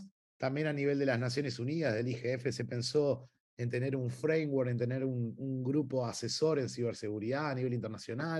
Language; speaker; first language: Spanish; native; Spanish